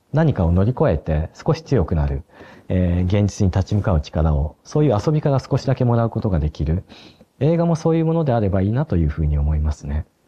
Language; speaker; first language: Japanese; native; Japanese